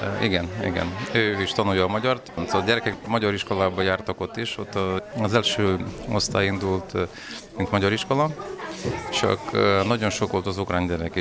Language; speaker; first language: Hungarian; non-native, learner; Ukrainian